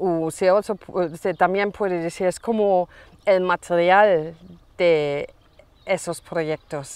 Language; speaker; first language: Spanish; non-native, fluent; German